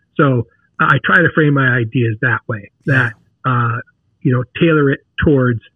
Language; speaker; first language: English; native; English